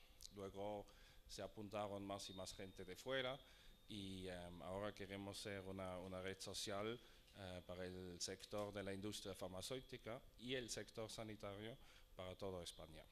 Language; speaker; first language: Spanish; non-native, fluent; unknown